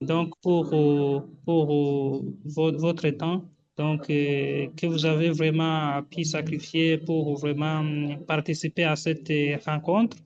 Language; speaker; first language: French; non-native, local second language; Rundi